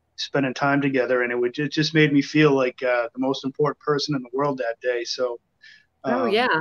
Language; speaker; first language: English; native; English